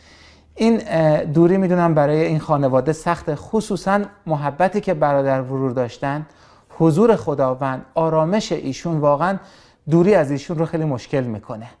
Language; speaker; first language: Persian; native; Persian